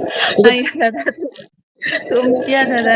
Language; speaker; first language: Cantonese; non-native, learner; Indonesian